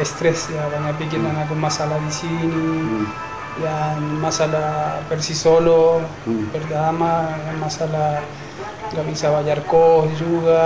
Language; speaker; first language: Indonesian; non-native, learner; Spanish